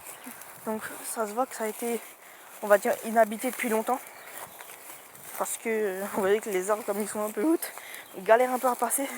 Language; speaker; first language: French; native; French